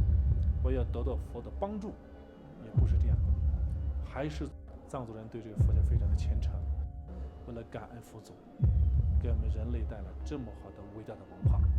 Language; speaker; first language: Chinese; non-native, local second language; Tibetan